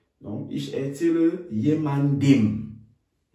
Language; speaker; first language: German; non-native, fluent; French